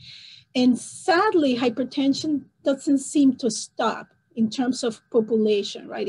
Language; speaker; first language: English; non-native, fluent; Spanish